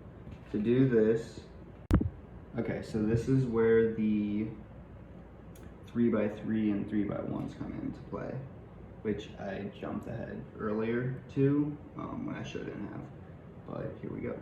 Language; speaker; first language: English; native; English